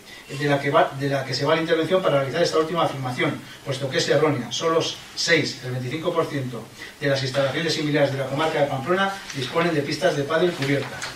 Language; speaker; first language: Spanish; native; Spanish